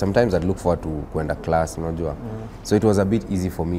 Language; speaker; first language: English; non-native, local second language; Swahili